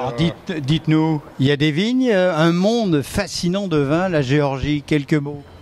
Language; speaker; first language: French; native; French